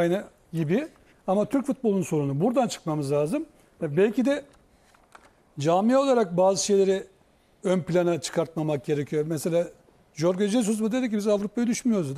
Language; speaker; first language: Turkish; native; Turkish